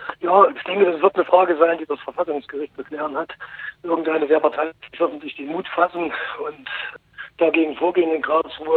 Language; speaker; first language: German; native; German